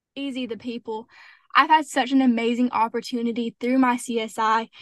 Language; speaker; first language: English; native; English